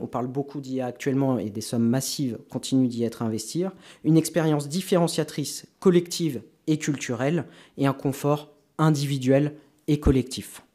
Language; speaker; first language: French; native; French